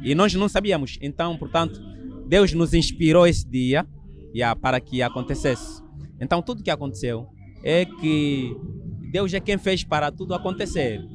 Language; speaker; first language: Portuguese; non-native, fluent; Lingala